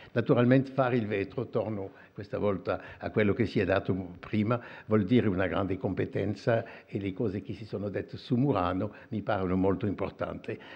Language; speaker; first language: Italian; non-native, fluent; French